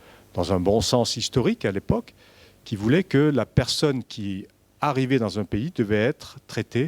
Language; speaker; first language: French; native; French